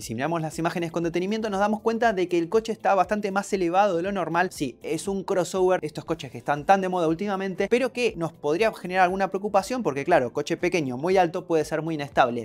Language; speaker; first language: Spanish; native; Spanish